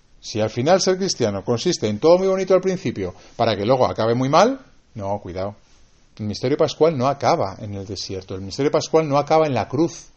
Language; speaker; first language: Spanish; native; Spanish